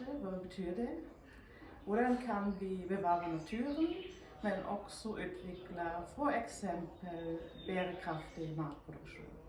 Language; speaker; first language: Norwegian; non-native, fluent; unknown